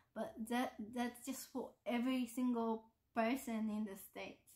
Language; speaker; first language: English; non-native, fluent; Japanese